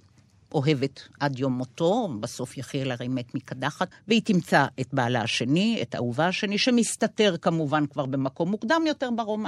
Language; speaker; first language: Hebrew; native; Hebrew